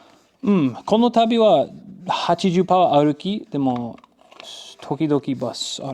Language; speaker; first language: Japanese; non-native, learner; English